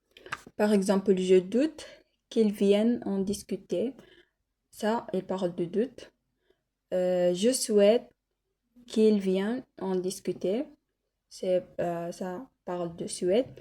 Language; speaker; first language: French; non-native, learner; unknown